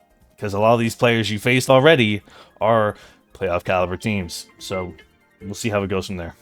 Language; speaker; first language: English; native; English